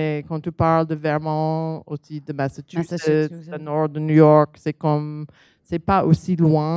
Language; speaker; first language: French; non-native, learner; English